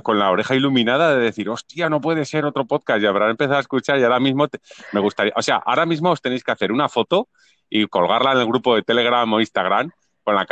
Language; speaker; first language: Spanish; native; Spanish